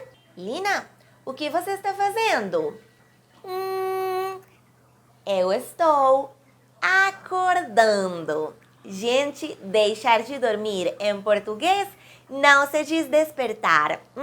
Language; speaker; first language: Portuguese; non-native, fluent; Spanish